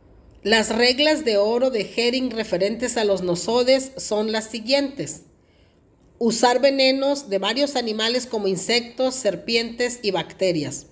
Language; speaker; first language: Spanish; native; Spanish